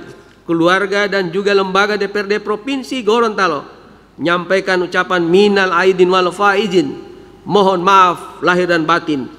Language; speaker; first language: Indonesian; native; Indonesian